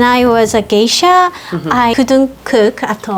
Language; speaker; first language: English; non-native, learner; Japanese